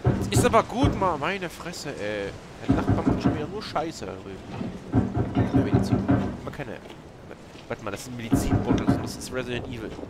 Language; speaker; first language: German; native; German